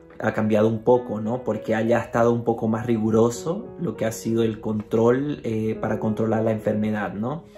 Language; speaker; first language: Spanish; native; Spanish